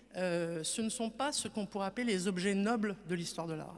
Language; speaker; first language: French; native; French